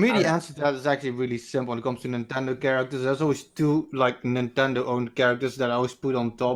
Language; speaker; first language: English; native; English